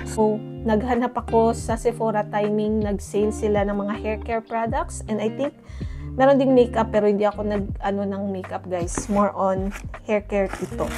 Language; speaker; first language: Filipino; non-native, local second language; Cebuano